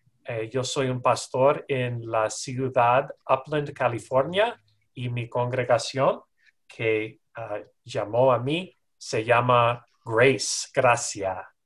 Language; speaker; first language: Spanish; non-native, learner; English